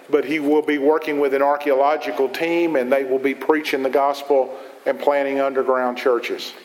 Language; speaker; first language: English; native; English